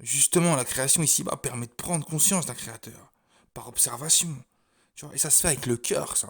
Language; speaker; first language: French; native; French